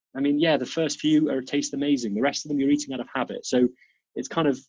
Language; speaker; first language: English; native; English